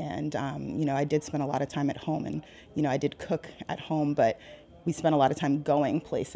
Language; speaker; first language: English; native; English